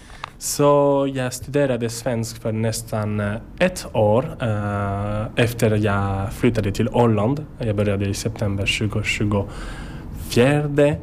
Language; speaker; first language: Swedish; non-native, learner; French